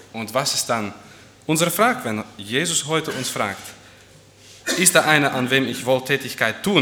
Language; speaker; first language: German; non-native, fluent; Dutch